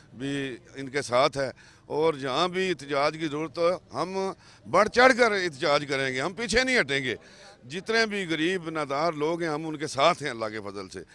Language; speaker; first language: Urdu; non-native, local second language; Pahari-Potwari